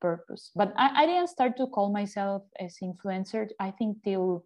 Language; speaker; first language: English; non-native, fluent; Ukrainian